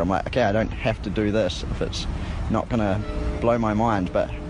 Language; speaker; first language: English; native; English